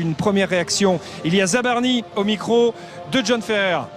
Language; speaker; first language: French; native; French